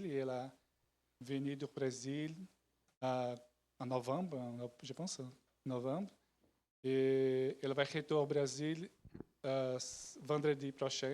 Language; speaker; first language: French; non-native, learner; Portuguese